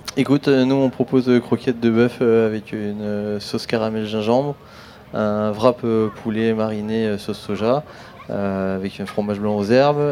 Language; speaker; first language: French; native; French